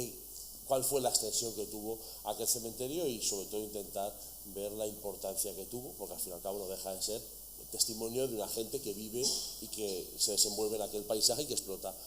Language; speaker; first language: Spanish; native; Spanish